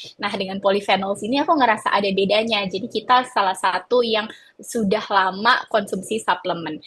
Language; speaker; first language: Indonesian; native; Indonesian